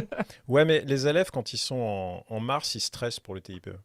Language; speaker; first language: French; native; French